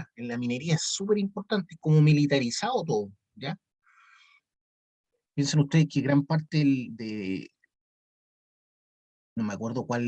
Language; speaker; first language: Spanish; native; Spanish